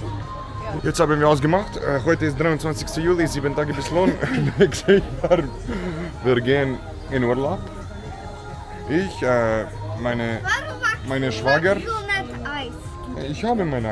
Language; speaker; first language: German; non-native, learner; Slovak